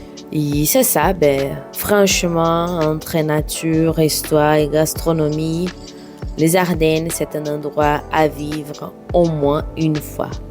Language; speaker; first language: French; non-native, fluent; Portuguese